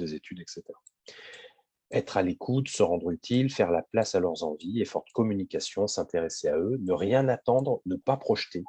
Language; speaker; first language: French; native; French